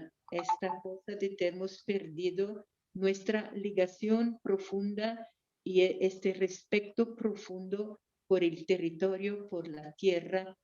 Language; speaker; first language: Spanish; non-native, fluent; Portuguese